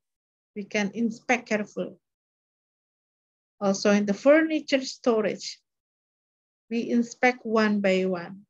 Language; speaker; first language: English; non-native, learner; Indonesian